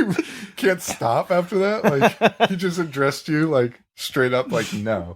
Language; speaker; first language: English; native; English